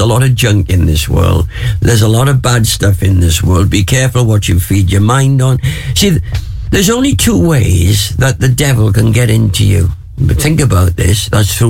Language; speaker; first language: English; native; English